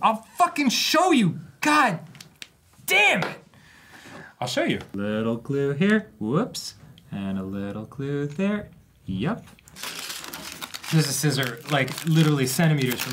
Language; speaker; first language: English; native; English